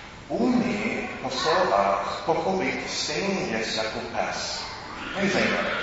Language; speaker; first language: Czech; non-native, fluent; English